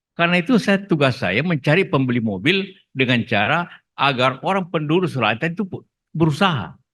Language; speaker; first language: Indonesian; non-native, local second language; Buginese